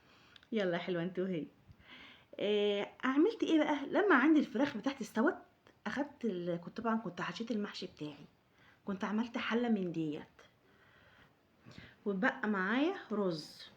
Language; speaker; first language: Arabic; native; Arabic